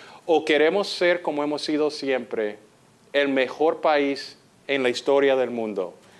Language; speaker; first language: Spanish; native; Spanish